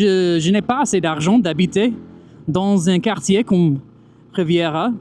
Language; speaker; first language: French; non-native, fluent; English